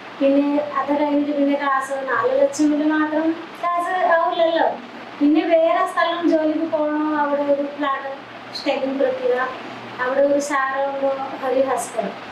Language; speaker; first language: Malayalam; non-native, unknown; Odia